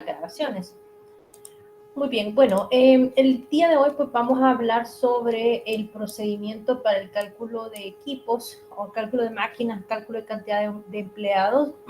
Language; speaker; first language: Spanish; native; Spanish